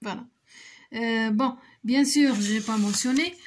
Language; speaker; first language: French; non-native, local second language; Arabic